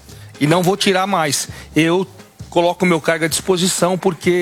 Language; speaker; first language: Portuguese; native; Portuguese